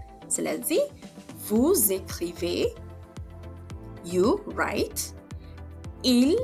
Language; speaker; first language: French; non-native, fluent; Amharic